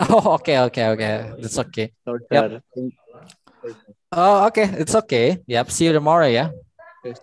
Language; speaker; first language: English; non-native, learner; Indonesian